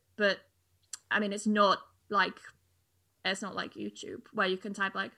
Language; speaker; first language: English; native; English